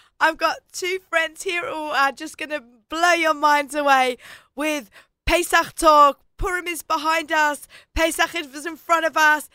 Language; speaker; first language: English; native; English